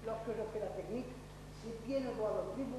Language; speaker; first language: French; native; French